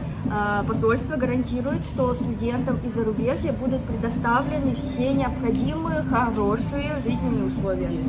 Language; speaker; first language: Russian; native; Russian